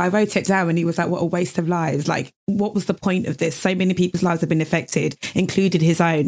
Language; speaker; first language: English; native; English